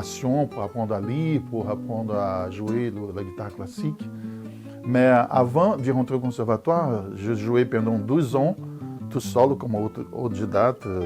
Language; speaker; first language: French; non-native, fluent; Portuguese